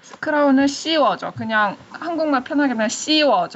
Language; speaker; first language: Korean; early bilingual, heritage; Korean